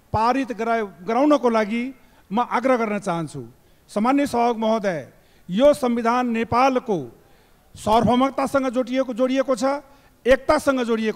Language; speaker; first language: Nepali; non-native, local second language; Maithili